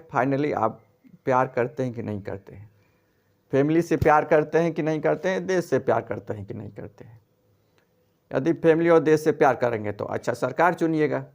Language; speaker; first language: Hindi; native; Hindi